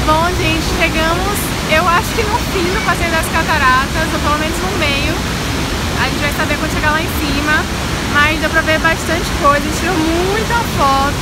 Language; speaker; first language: Portuguese; native; Portuguese